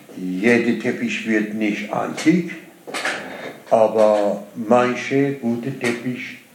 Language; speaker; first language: German; non-native, learner; Persian